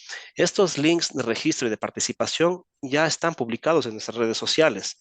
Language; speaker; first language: Spanish; native; Spanish